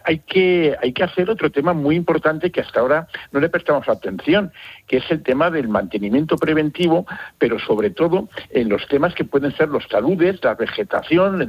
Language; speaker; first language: Spanish; native; Spanish